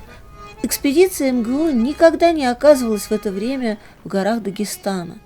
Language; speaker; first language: Russian; native; Russian